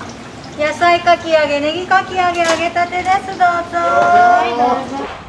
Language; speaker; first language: Japanese; native; Japanese